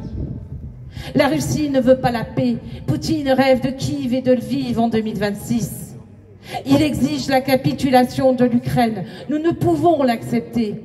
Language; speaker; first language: French; native; French